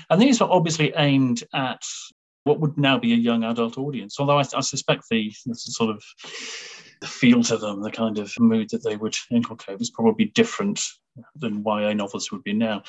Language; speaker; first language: English; native; English